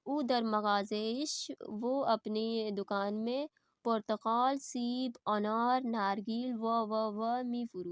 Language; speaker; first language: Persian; non-native, fluent; Urdu